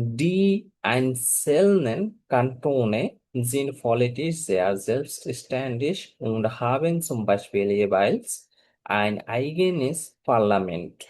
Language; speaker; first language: German; non-native, fluent; Bangla